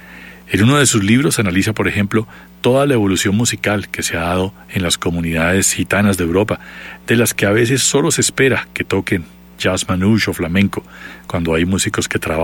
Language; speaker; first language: Spanish; native; Spanish